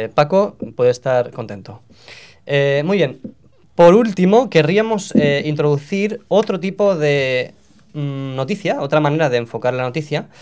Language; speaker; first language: Spanish; non-native, local second language; Catalan